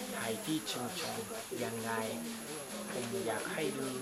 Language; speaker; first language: Thai; non-native, learner; Japanese